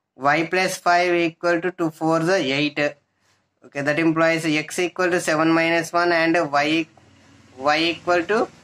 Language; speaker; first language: English; non-native, local second language; Telugu